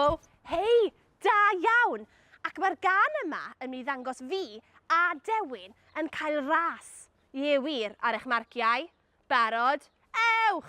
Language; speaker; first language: Welsh; native; Welsh